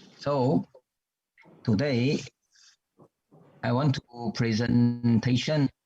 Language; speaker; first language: English; non-native, learner; Chinese